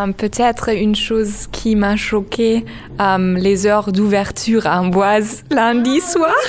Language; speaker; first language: French; non-native, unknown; German